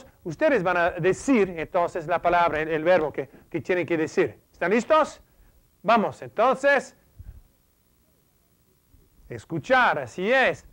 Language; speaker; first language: Spanish; non-native, fluent; English